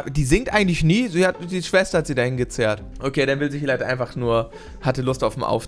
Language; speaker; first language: German; native; German